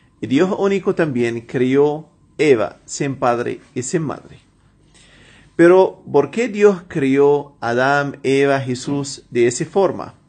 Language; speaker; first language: Spanish; non-native, fluent; Arabic